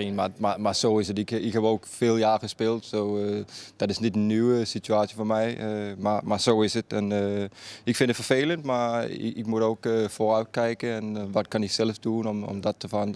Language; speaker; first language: Dutch; non-native, fluent; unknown